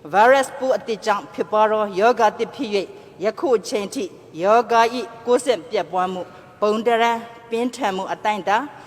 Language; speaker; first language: Burmese; non-native, local second language; Tedim Chin